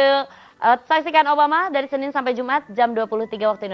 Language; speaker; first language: Indonesian; native; Indonesian